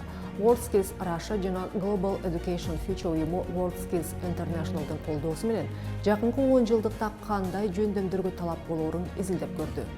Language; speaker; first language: Kyrgyz; native; Kyrgyz